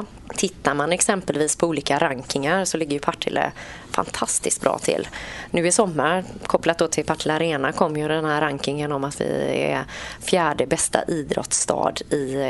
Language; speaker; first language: Swedish; native; Swedish